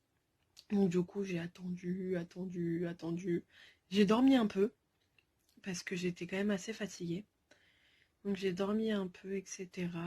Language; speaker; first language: French; native; French